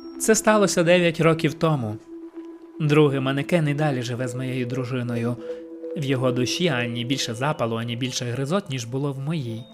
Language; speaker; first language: Ukrainian; native; Ukrainian